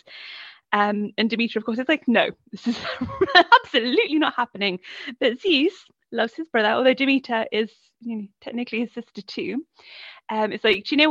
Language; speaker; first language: English; native; English